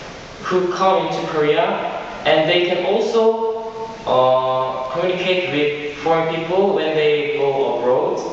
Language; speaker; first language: English; non-native, fluent; Korean